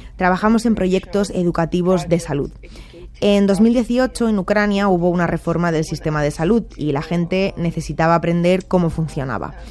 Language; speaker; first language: Spanish; non-native, fluent; Ukrainian